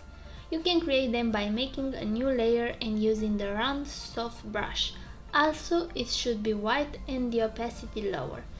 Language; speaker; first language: English; non-native, fluent; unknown